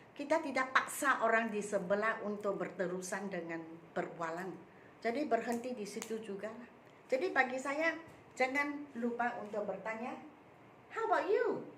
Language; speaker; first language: Malay; non-native, local second language; Min Nan Chinese